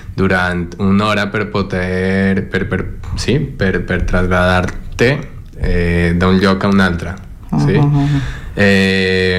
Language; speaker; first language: Catalan; non-native, learner; Spanish